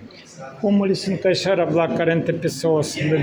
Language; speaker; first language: Portuguese; non-native, learner; Russian